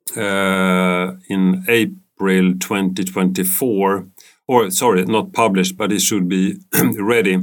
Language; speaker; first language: English; non-native, fluent; Swedish